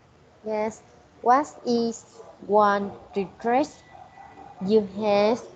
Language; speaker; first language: English; non-native, learner; Vietnamese